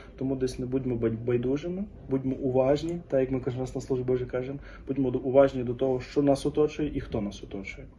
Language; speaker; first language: Ukrainian; native; Ukrainian